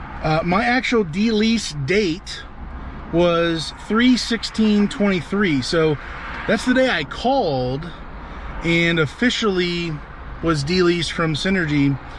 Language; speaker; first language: English; native; English